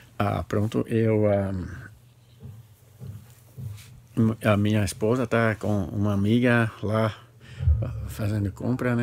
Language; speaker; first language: Portuguese; non-native, learner; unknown